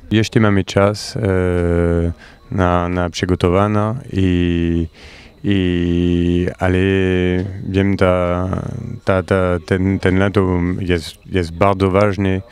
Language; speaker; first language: Polish; non-native, learner; French